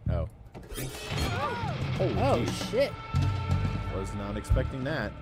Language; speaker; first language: English; native; English